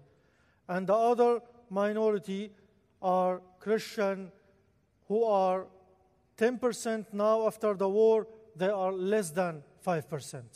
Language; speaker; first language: English; non-native, fluent; Arabic